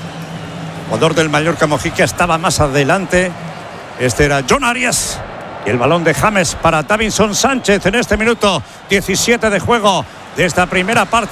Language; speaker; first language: Spanish; native; Spanish